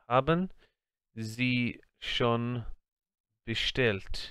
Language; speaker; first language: German; non-native, learner; English